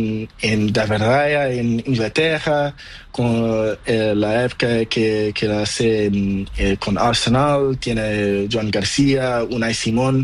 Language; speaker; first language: Spanish; non-native, learner; Portuguese